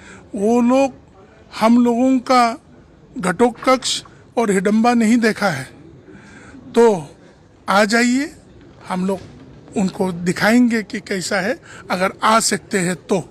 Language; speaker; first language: Hindi; non-native, local second language; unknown